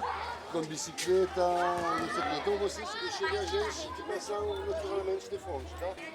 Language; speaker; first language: Portuguese; non-native, learner; French